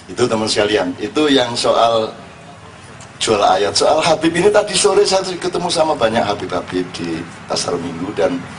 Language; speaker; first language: Indonesian; non-native, local second language; Javanese